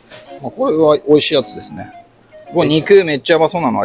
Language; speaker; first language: Japanese; native; Japanese